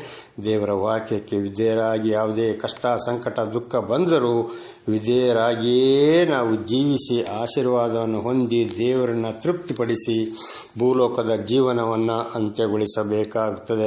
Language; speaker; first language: Kannada; native; Kannada